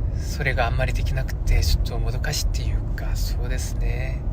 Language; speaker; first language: Japanese; non-native, fluent; Korean